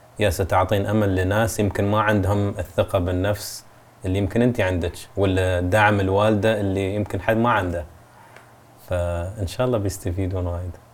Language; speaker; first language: Arabic; native; Arabic